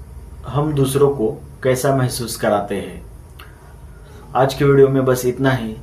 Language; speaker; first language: Hindi; native; Hindi